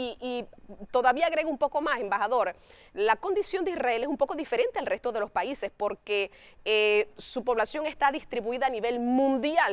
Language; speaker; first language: Spanish; native; Spanish